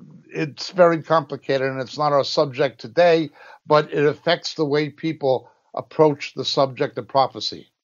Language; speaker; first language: English; native; English